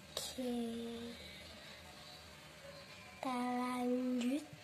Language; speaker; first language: Indonesian; native; Indonesian